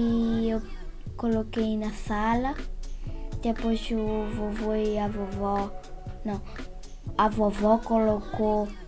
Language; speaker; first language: Portuguese; early bilingual, heritage; Portuguese